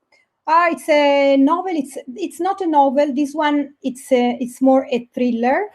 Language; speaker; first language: English; non-native, fluent; Italian